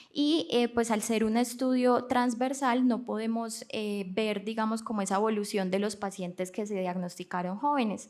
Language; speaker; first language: Spanish; native; Spanish